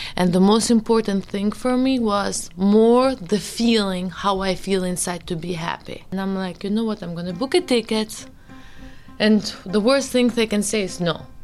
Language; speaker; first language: English; early bilingual, other home language; Albanian